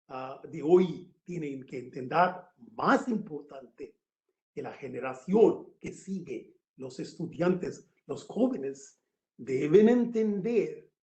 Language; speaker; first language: Spanish; non-native, fluent; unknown